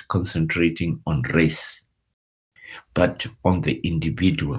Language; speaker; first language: English; non-native, local second language; Afrikaans